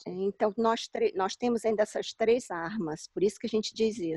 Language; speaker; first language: Portuguese; native; Portuguese